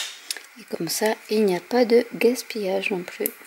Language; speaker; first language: French; native; French